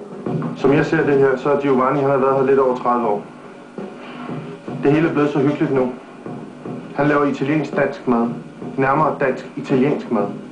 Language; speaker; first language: Danish; native; Danish